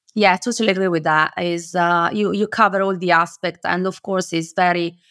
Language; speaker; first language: English; non-native, fluent; Italian